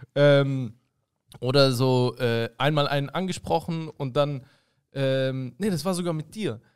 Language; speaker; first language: German; early bilingual, other home language; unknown